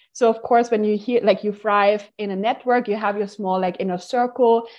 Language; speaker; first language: English; non-native, fluent; German